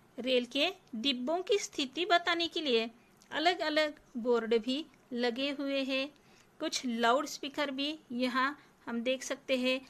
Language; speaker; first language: Hindi; non-native, local second language; Marathi